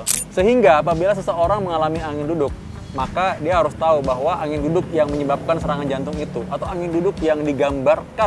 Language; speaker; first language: Indonesian; native; Indonesian